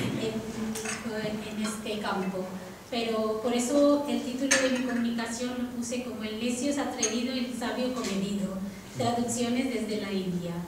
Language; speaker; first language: Spanish; non-native, fluent; Tamil